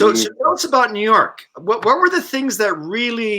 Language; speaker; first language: English; native; English